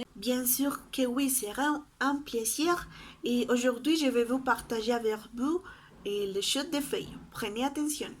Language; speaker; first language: French; non-native, learner; Spanish